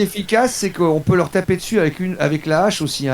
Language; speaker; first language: French; native; French